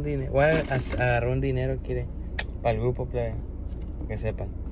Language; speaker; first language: Spanish; early bilingual, heritage; Spanish